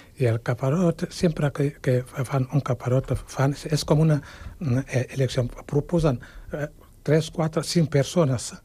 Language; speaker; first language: Catalan; non-native, fluent; Wolof